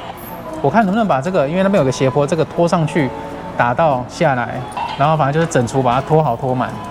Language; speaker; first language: Chinese; native; Chinese